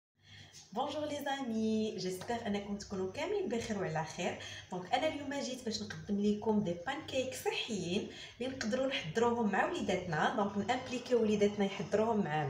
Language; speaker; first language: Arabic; native; Arabic